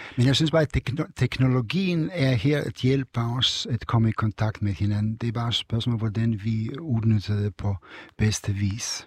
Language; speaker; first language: Danish; non-native, fluent; Serbian